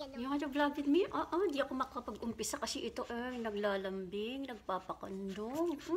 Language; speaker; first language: Filipino; non-native, local second language; Pampanga